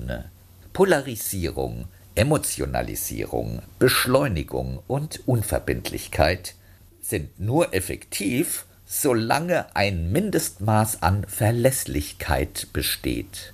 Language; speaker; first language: German; native; German